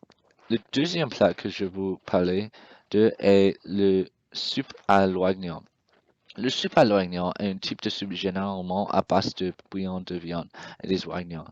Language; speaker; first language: French; non-native, learner; English